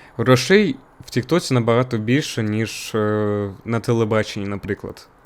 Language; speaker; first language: Ukrainian; non-native, local second language; Russian